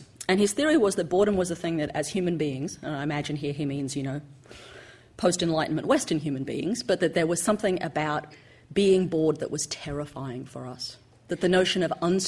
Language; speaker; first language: English; native; English